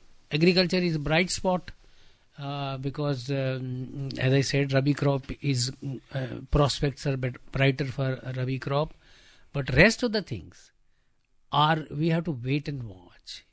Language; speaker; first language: English; non-native, local second language; Hindi